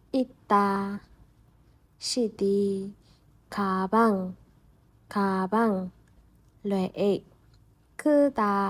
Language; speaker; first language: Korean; non-native, fluent; Burmese